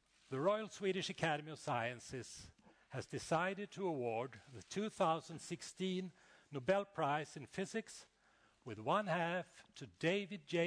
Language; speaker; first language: English; non-native, fluent; Swedish